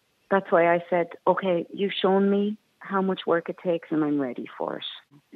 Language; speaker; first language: English; native; English